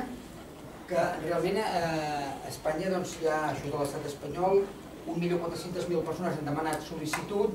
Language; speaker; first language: Catalan; native; Catalan